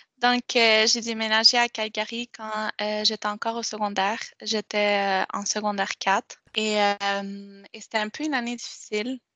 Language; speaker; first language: French; non-native, local second language; Spanish